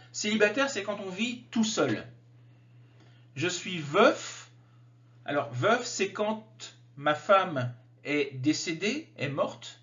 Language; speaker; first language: French; native; French